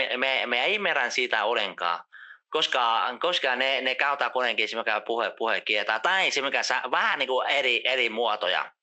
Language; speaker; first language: Finnish; non-native, fluent; Vietnamese